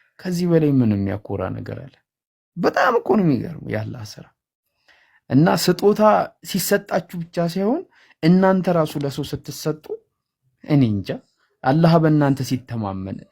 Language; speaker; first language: Amharic; native; Amharic